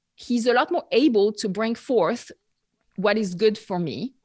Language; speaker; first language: English; non-native, fluent; French